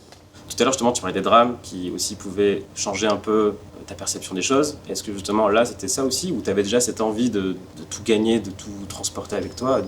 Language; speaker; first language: French; native; French